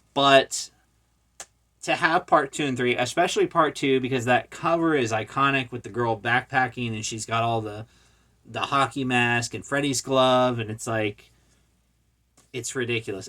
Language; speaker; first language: English; native; English